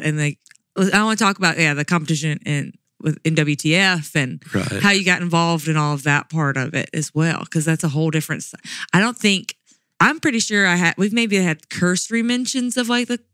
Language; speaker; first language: English; native; English